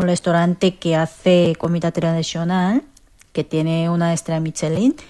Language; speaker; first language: Spanish; non-native, fluent; Korean